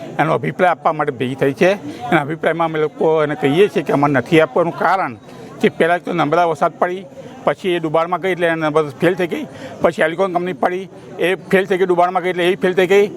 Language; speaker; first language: Gujarati; native; Gujarati